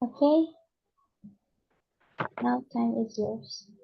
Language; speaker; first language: English; non-native, learner; Indonesian